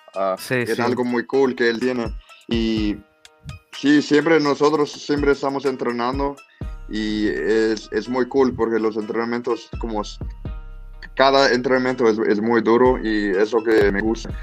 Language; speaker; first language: Spanish; early bilingual, heritage; English